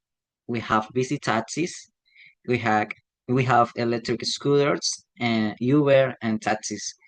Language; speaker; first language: English; non-native, learner; Spanish